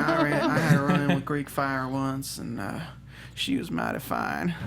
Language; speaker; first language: English; native; English